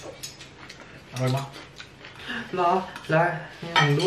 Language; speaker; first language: Thai; early bilingual, heritage; Thai